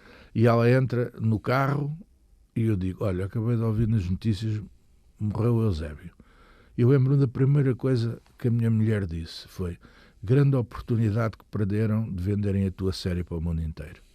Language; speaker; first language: Portuguese; native; Portuguese